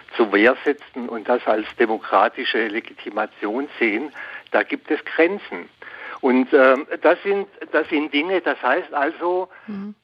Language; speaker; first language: German; non-native, fluent; Spanish